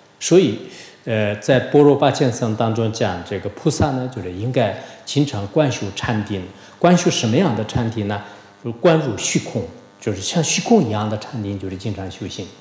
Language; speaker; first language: Chinese; non-native, local second language; Tibetan